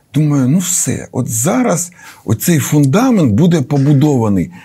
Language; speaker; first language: Ukrainian; native; Ukrainian